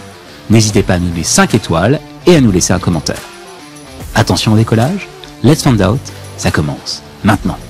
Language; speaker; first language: French; native; French